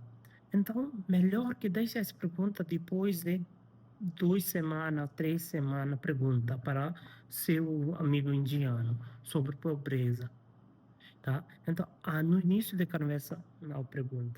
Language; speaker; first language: Portuguese; non-native, learner; Hindi